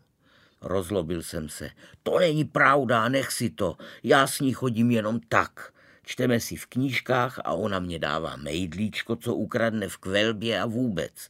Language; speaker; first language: Czech; native; Czech